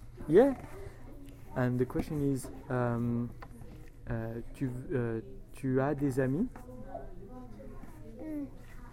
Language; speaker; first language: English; non-native, fluent; French